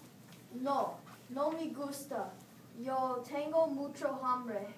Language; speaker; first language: Spanish; non-native, learner; English